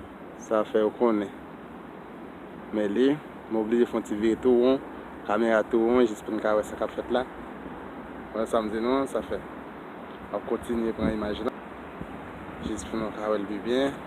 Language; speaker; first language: French; non-native, learner; Haitian Creole